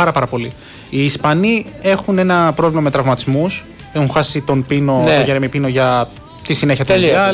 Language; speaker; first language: Greek; native; Greek